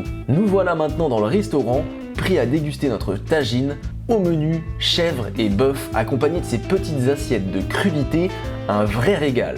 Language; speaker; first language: French; native; French